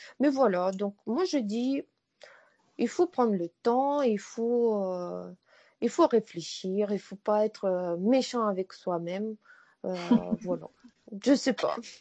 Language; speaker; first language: French; non-native, fluent; Russian